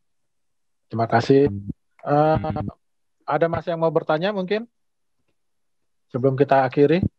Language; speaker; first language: Indonesian; native; Indonesian